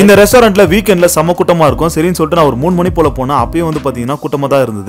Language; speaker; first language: Tamil; native; Tamil